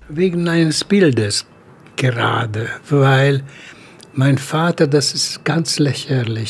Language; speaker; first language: German; non-native, fluent; Hungarian